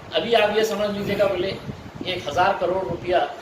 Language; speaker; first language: Hindi; non-native, local second language; Marathi